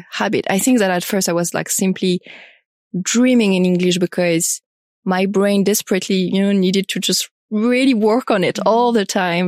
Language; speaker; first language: English; non-native, fluent; French